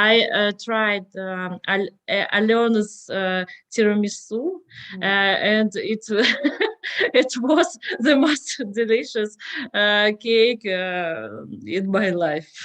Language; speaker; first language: English; non-native, learner; Russian